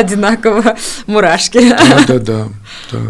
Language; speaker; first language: Russian; non-native, fluent; Georgian